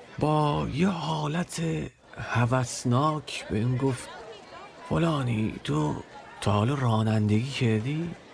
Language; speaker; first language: Persian; native; Persian